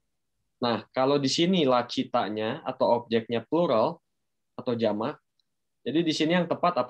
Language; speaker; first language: Indonesian; native; Indonesian